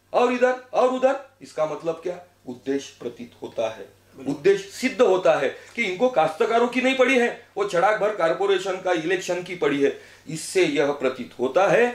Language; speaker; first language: Hindi; non-native, local second language; Marathi